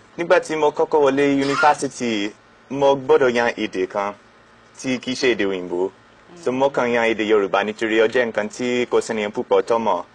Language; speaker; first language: Yoruba; non-native, fluent; English